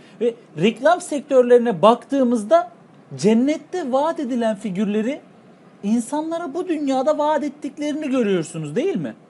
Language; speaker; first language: Turkish; native; Turkish